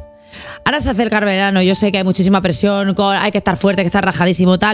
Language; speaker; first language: Spanish; native; Spanish